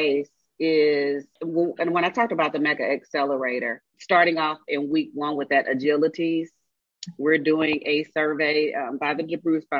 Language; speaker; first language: English; native; English